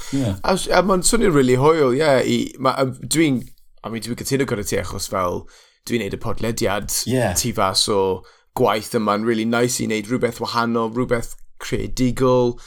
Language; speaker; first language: Welsh; non-native, local second language; English